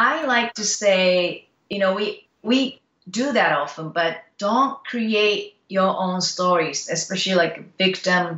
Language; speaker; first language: English; non-native, fluent; Japanese